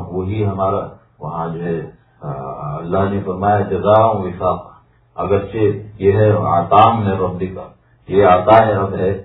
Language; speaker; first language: Urdu; native; Urdu